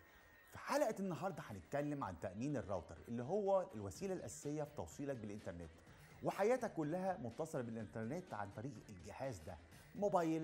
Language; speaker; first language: Arabic; native; Arabic